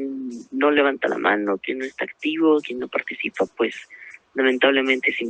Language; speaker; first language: Spanish; native; Spanish